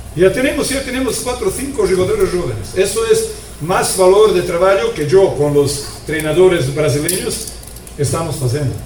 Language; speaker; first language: Spanish; non-native, fluent; Croatian